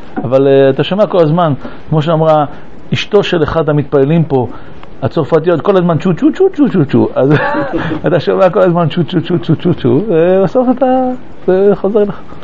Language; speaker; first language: Hebrew; early bilingual, other home language; French